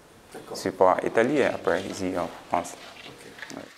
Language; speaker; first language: French; non-native, learner; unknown